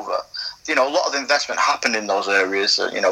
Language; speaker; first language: English; native; English